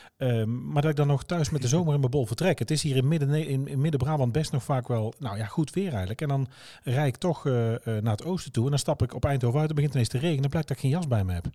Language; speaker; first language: Dutch; native; Dutch